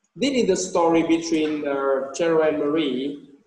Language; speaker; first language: English; non-native, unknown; Vietnamese